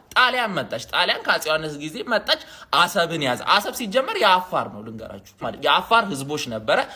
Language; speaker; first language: Amharic; native; Amharic